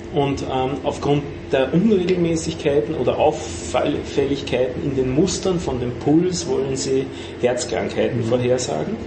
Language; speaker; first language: German; native; German